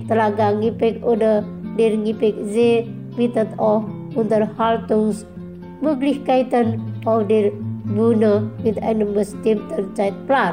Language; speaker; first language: German; non-native, fluent; Indonesian